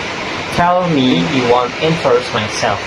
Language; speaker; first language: English; non-native, learner; Indonesian